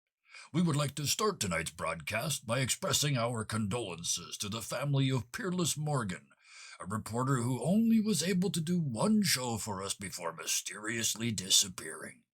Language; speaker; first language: English; native; English